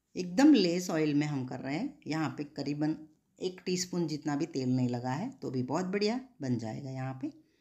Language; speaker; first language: Hindi; non-native, local second language; Gujarati